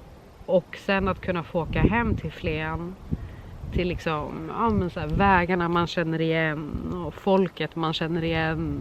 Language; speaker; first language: Swedish; native; Swedish